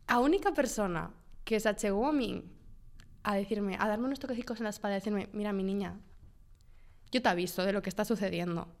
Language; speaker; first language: Spanish; non-native, local second language; Galician